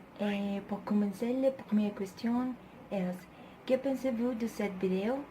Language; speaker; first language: French; non-native, learner; Spanish